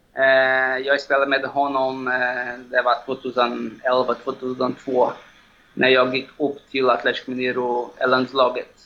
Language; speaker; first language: Swedish; non-native, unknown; Portuguese